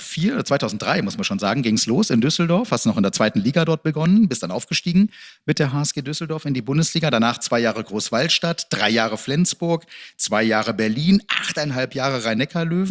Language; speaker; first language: German; native; German